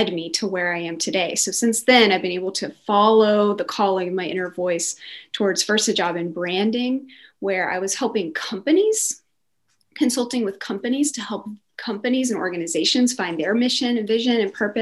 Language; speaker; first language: English; native; English